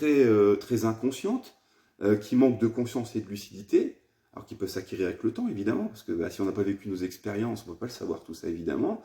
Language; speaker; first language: French; native; French